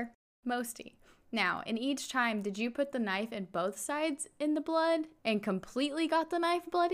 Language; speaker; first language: English; native; English